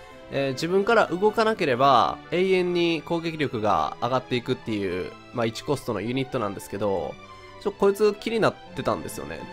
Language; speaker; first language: Japanese; native; Japanese